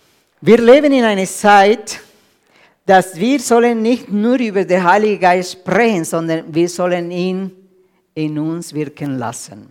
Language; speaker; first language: German; non-native, fluent; Spanish